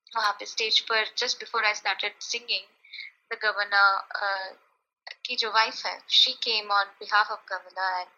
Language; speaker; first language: Hindi; native; Hindi